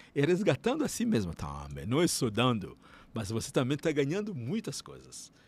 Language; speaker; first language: Portuguese; non-native, fluent; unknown